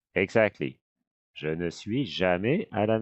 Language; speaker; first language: French; non-native, fluent; English